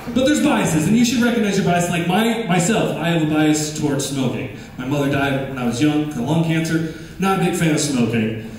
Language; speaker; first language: English; native; English